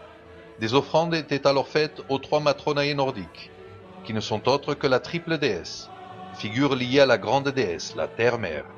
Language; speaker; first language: French; native; French